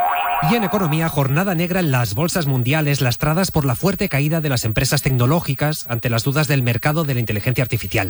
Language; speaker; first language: Spanish; native; Spanish